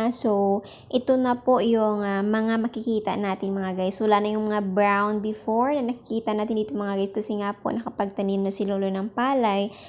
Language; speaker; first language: Filipino; non-native, local second language; Hiligaynon